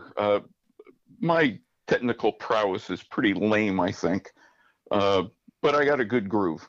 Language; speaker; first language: English; native; English